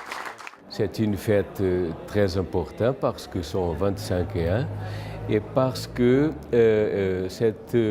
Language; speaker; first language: French; non-native, learner; Portuguese